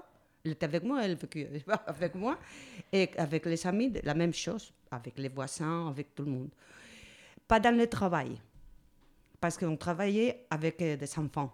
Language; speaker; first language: French; non-native, fluent; Spanish